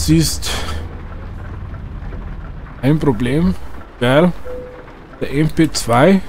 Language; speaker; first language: German; native; German